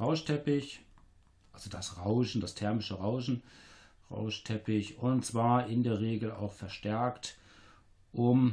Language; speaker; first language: German; native; German